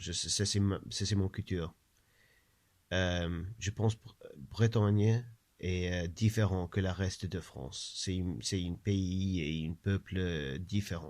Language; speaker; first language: French; non-native, learner; English